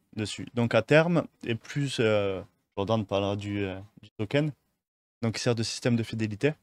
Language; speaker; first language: French; native; French